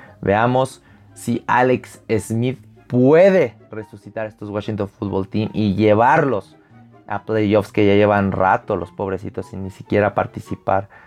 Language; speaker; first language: Spanish; native; Spanish